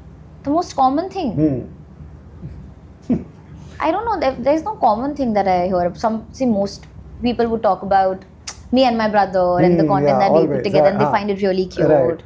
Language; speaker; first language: English; non-native, local second language; Hindi